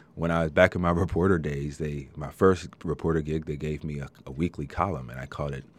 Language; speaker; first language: English; native; English